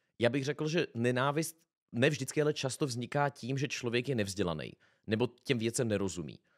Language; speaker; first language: Czech; native; Czech